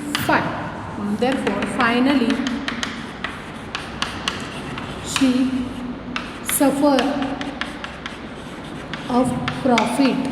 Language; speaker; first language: English; non-native, local second language; Marathi